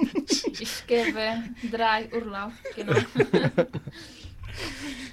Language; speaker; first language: German; non-native, learner; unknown